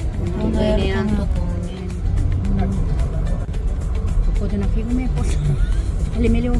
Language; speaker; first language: Greek; non-native, learner; Bulgarian